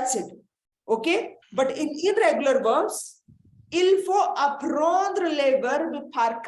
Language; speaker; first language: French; non-native, fluent; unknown